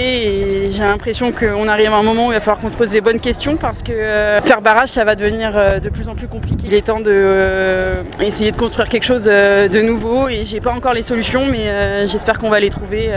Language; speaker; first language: French; native; French